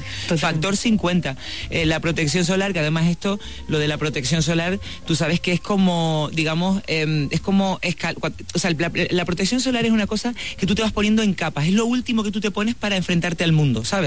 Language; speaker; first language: Spanish; native; Spanish